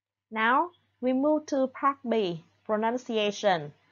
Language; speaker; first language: English; non-native, fluent; Vietnamese